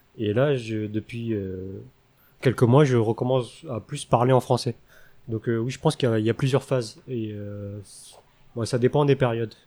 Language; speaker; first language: French; early bilingual, other home language; Min Nan Chinese